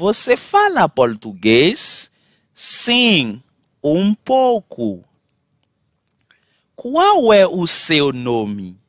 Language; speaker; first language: Portuguese; non-native, fluent; Haitian Creole